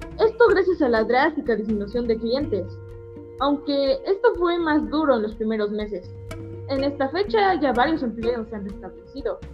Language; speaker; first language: Spanish; native; Spanish